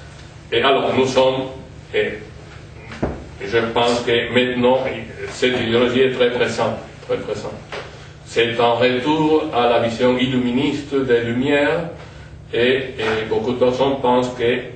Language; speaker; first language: French; non-native, fluent; Spanish